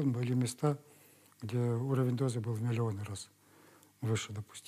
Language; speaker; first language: Russian; native; Russian